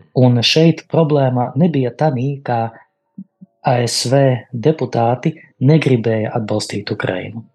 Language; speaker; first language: Latvian; non-native, local second language; Russian